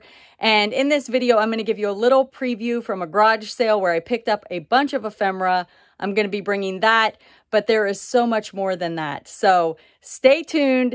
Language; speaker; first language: English; native; English